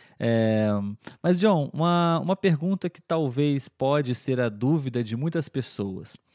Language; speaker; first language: Portuguese; native; Portuguese